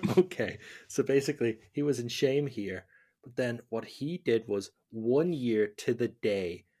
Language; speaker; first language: English; native; English